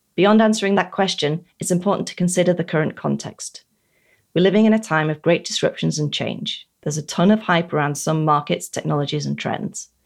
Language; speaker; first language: English; native; English